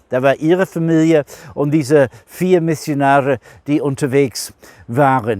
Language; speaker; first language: German; non-native, fluent; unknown